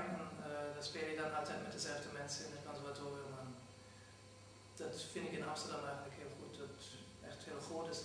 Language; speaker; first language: Dutch; non-native, fluent; German